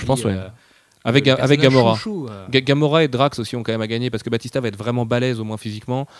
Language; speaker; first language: French; native; French